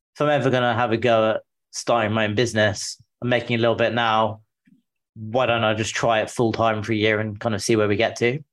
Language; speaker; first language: English; native; English